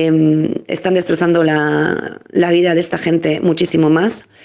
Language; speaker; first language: Spanish; native; Spanish